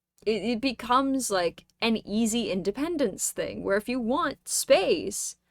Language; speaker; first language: English; native; English